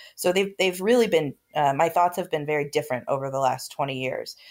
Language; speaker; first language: English; native; English